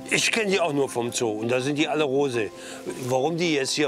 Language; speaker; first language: German; native; German